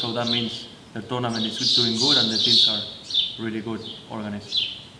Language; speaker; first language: English; non-native, fluent; Spanish